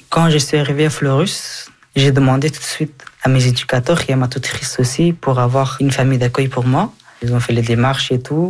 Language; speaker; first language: French; early bilingual, other home language; Persian